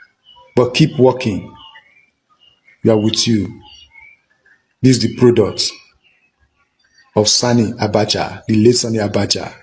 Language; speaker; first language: Nigerian Pidgin; non-native, local second language; Igbo